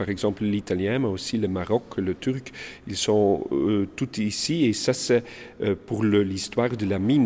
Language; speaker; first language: French; non-native, local second language; Dutch